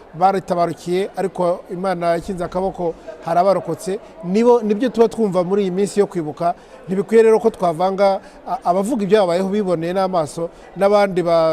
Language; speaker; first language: Kinyarwanda; native; Kinyarwanda